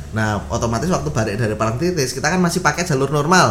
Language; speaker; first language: Indonesian; native; Indonesian